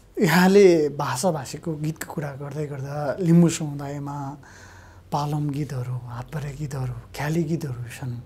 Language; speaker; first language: Nepali; native; Nepali